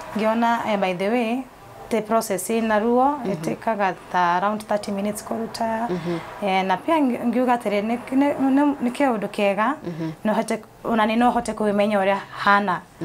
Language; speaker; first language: Kikuyu; non-native, local second language; Swahili